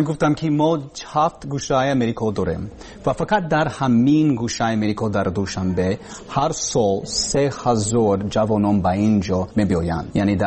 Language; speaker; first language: Persian; non-native, learner; English